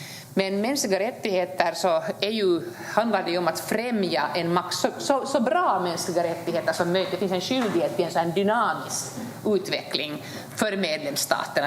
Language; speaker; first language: Swedish; native; Swedish